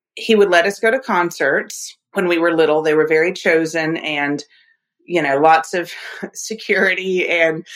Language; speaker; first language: English; native; English